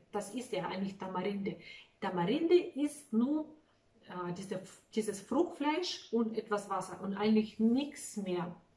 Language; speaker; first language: German; non-native, fluent; Russian